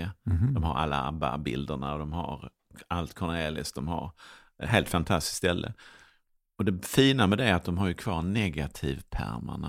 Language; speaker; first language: Swedish; native; Swedish